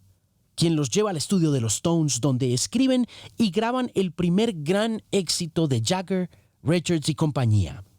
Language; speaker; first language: Spanish; native; Spanish